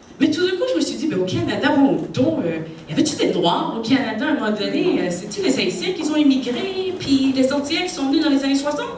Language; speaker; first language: French; native; French